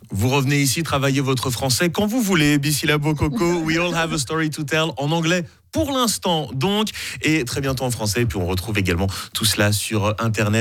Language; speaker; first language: French; native; French